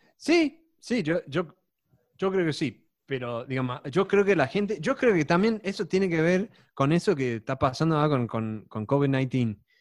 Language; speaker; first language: Spanish; non-native, fluent; English